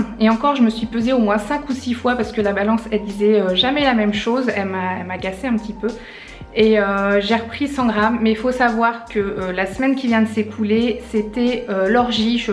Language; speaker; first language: French; native; French